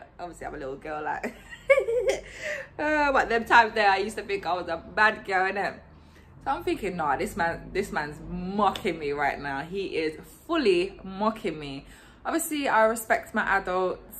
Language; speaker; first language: English; native; English